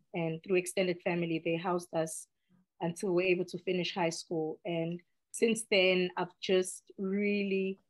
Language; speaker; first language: English; non-native, local second language; Xhosa